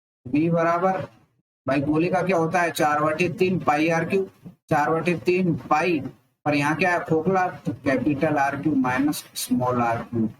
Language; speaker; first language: Hindi; native; Hindi